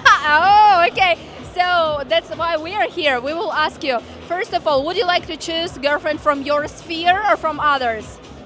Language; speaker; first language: English; non-native, learner; Ukrainian